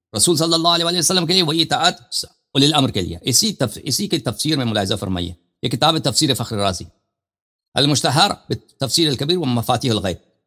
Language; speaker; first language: Urdu; non-native, fluent; Persian